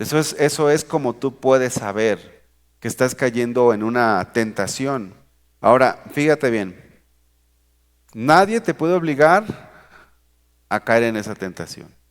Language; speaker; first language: Spanish; native; Spanish